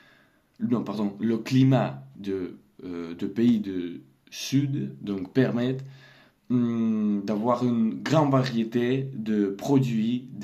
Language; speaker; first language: French; non-native, learner; Russian